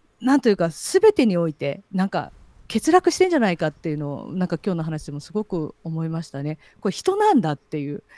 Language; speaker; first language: Japanese; native; Japanese